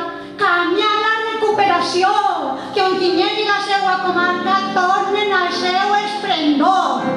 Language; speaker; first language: Catalan; non-native, local second language; Spanish